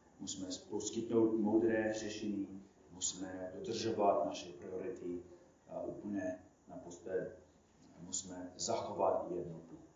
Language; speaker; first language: Czech; non-native, fluent; English